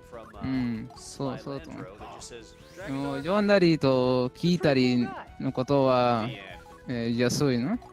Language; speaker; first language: Japanese; non-native, learner; Spanish